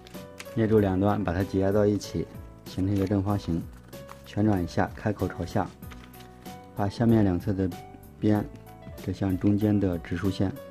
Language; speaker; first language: Chinese; native; Chinese